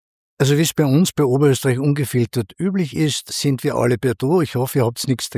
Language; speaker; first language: German; native; German